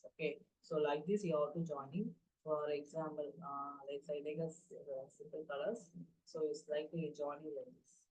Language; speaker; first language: English; non-native, local second language; Tamil